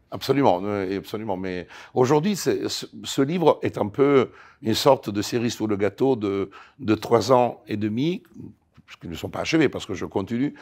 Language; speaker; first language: French; non-native, fluent; Italian